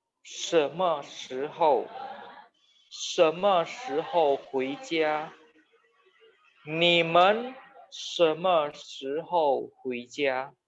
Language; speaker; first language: Chinese; non-native, fluent; Indonesian